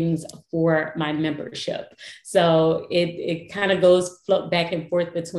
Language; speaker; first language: English; native; English